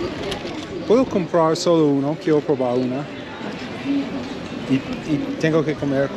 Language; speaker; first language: Spanish; non-native, learner; English